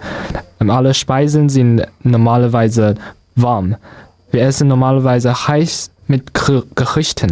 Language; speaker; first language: German; non-native, learner; Chinese